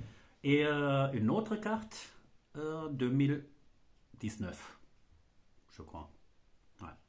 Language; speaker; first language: French; non-native, fluent; German